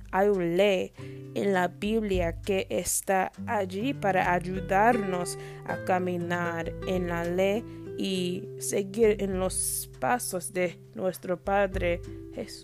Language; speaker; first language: Spanish; non-native, learner; English